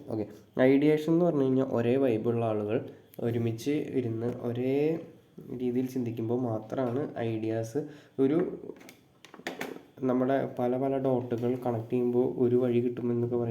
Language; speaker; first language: Malayalam; native; Malayalam